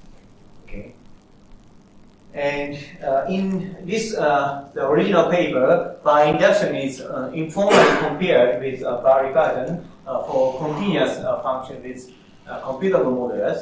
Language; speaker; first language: English; non-native, fluent; Japanese